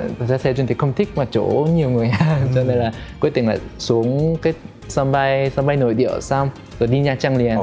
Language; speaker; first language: Vietnamese; non-native, fluent; Korean